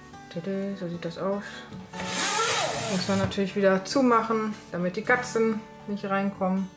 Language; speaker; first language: German; native; German